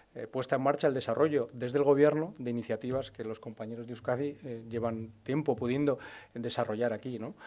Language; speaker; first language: Spanish; native; Spanish